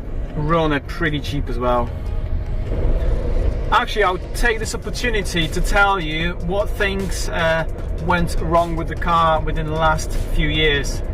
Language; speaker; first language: English; non-native, fluent; Polish